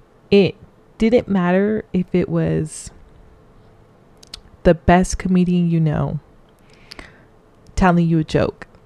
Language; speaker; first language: English; early bilingual, other home language; Spanish